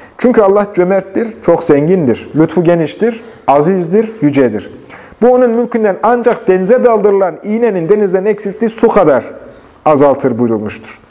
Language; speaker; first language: Turkish; native; Turkish